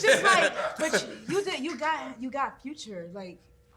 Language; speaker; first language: English; native; English